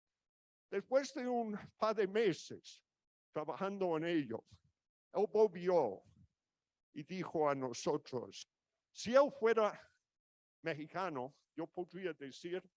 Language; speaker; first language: Spanish; non-native, fluent; English